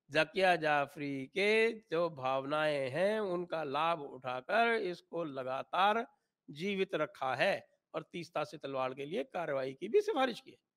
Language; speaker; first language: Hindi; native; Hindi